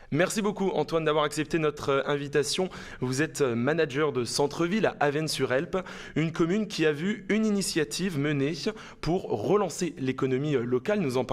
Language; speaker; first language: French; native; French